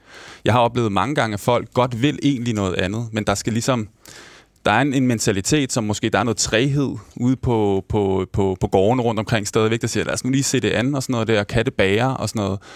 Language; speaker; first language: Danish; native; Danish